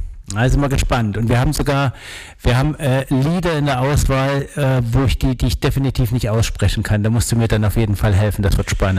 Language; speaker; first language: German; native; German